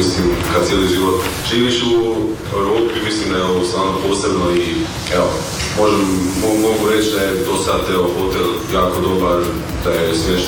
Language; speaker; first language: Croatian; early bilingual, heritage; Croatian